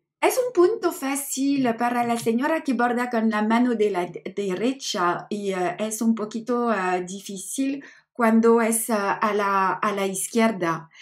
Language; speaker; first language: Spanish; non-native, learner; French